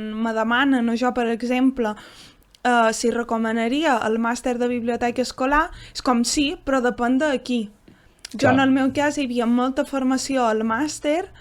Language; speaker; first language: Catalan; native; Catalan